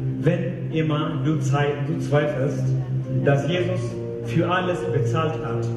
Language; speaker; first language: German; non-native, fluent; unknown